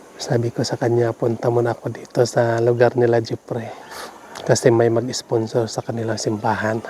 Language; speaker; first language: Filipino; non-native, local second language; Cebuano